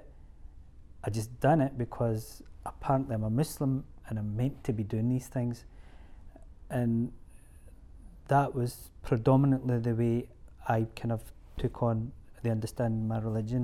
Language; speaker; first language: English; native; English